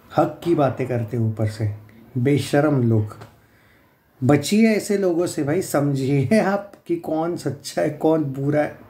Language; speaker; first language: Hindi; non-native, local second language; Marathi